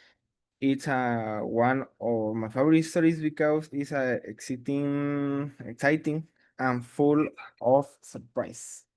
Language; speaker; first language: English; non-native, learner; Spanish